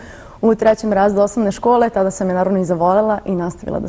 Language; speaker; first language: Serbian; native; Serbian